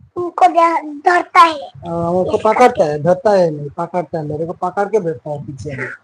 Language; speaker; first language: Hindi; non-native, local second language; Bangla